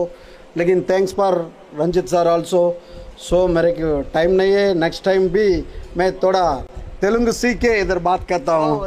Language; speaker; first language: Hindi; non-native, local second language; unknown